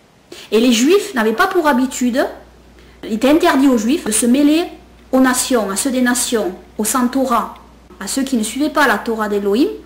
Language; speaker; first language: French; native; French